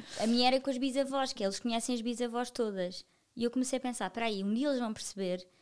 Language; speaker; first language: Portuguese; native; Portuguese